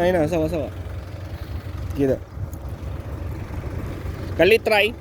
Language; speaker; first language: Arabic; non-native, learner; Filipino